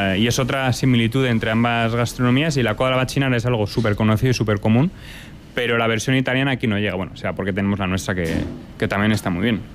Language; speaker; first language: Spanish; native; Spanish